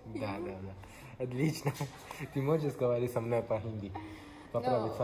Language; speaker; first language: Russian; non-native, learner; Hindi